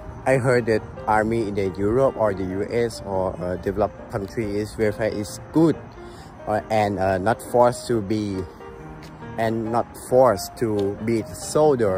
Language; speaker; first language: English; non-native, learner; Thai